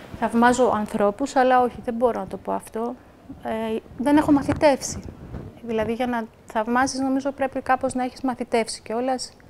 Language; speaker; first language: Greek; native; Greek